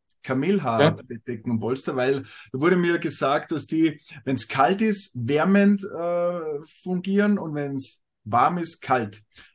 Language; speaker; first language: German; native; German